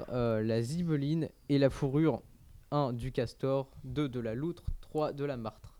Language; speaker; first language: French; native; French